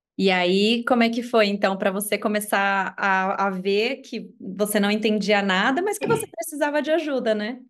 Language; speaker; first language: Portuguese; native; Portuguese